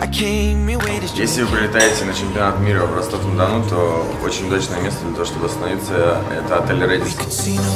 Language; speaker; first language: Russian; native; Russian